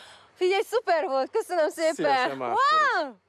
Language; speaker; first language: Hungarian; non-native, fluent; Korean